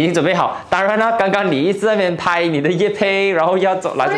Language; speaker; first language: Chinese; native; Chinese